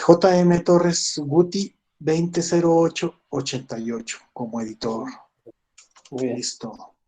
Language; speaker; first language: Spanish; native; Spanish